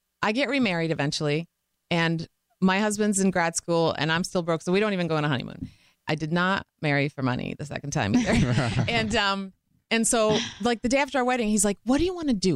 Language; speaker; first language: English; non-native, fluent; Croatian